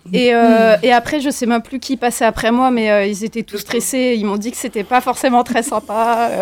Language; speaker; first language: French; native; French